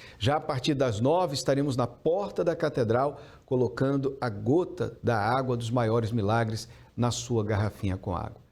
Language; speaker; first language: Portuguese; native; Portuguese